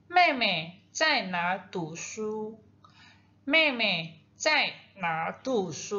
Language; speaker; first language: Chinese; non-native, fluent; Indonesian